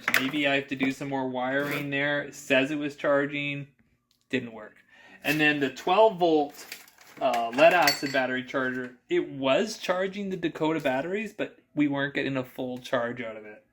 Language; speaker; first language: English; native; English